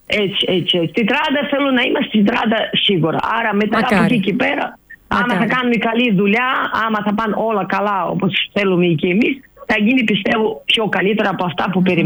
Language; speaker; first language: Greek; non-native, learner; Russian